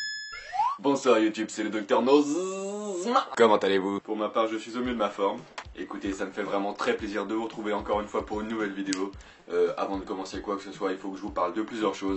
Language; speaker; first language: French; native; French